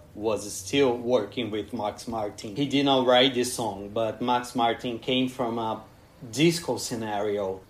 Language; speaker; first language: English; non-native, fluent; Portuguese